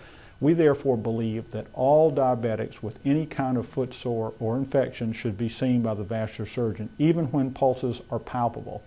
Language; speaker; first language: English; native; English